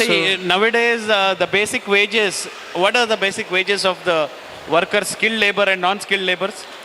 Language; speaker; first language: English; non-native, local second language; Kannada